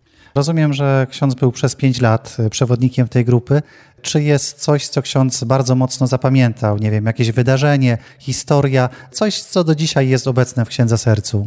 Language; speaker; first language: Polish; native; Polish